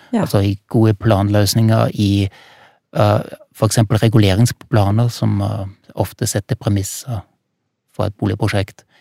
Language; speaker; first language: Norwegian; non-native, fluent; German